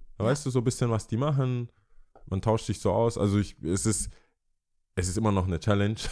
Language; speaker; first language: German; early bilingual, other home language; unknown